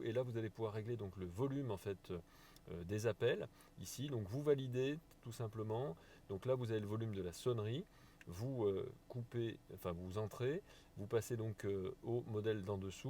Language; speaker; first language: French; native; French